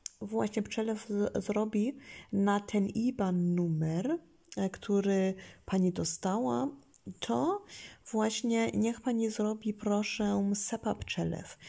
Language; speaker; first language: Polish; early bilingual, heritage; Polish